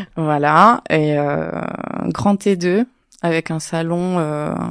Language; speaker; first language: French; native; French